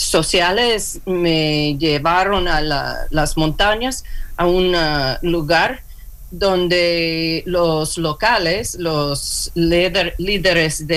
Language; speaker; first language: Spanish; non-native, learner; English